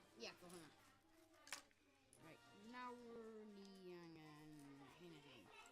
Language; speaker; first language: Welsh; non-native, local second language; English